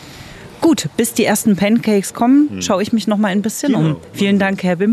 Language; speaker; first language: German; native; German